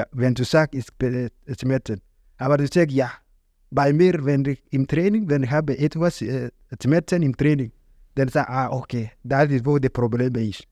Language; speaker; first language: German; non-native, learner; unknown